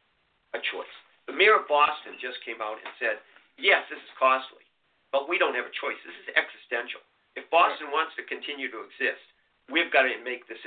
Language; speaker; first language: English; native; English